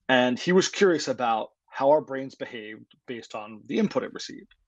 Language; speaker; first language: English; native; English